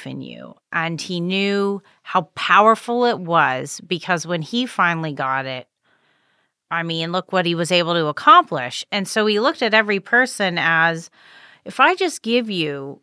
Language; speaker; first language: English; native; English